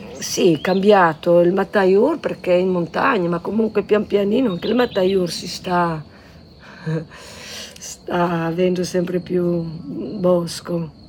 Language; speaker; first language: Italian; non-native, local second language; Slovenian